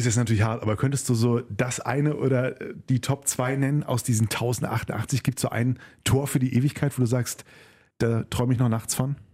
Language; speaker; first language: German; native; German